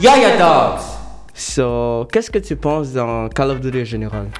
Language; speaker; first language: French; non-native, local second language; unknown